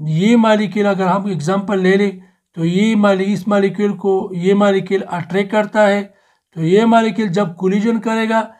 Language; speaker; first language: Urdu; non-native, local second language; Pashto